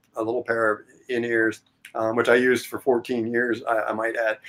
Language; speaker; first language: English; native; English